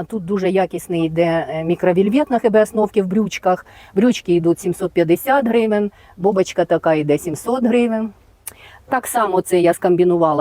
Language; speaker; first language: Ukrainian; native; Ukrainian